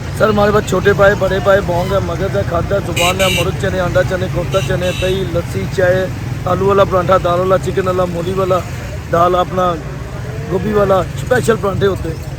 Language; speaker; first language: Urdu; non-native, local second language; Punjabi